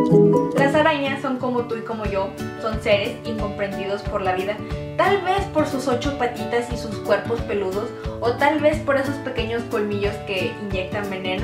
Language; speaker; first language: Spanish; native; Spanish